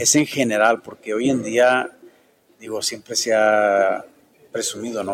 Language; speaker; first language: Spanish; native; Spanish